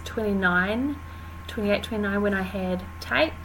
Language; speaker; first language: English; native; English